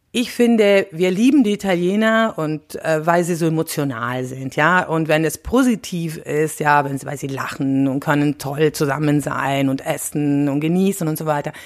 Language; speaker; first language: German; non-native, fluent; Italian